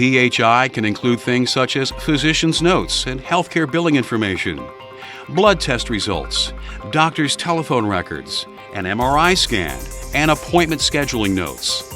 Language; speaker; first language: English; native; English